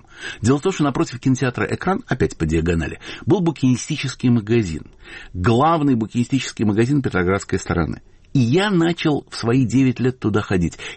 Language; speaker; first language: Russian; native; Russian